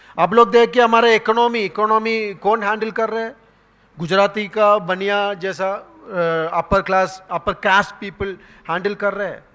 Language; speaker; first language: Hindi; non-native, local second language; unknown